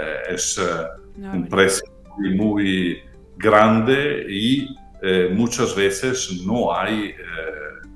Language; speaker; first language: Spanish; non-native, fluent; Italian